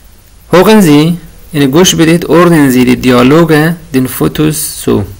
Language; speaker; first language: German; non-native, fluent; Persian